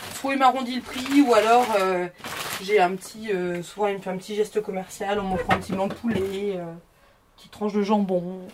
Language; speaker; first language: French; native; French